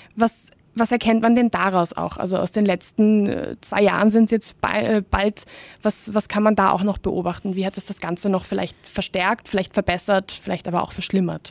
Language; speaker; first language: German; native; German